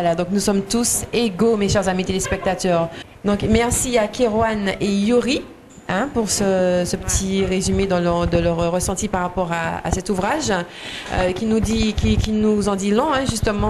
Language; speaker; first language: French; native; French